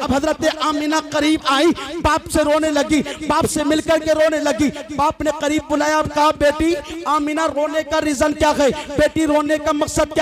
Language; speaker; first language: Hindi; native; Hindi